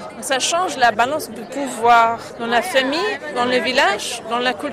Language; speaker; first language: French; non-native, fluent; English